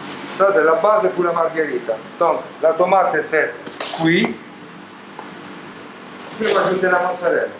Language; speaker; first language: French; non-native, learner; Italian